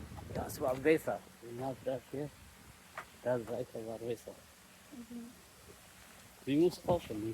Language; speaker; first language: German; non-native, learner; Amharic